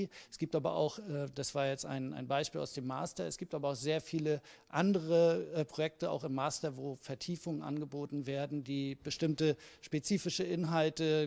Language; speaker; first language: German; native; German